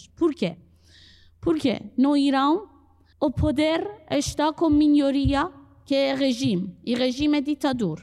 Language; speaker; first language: Portuguese; non-native, fluent; Persian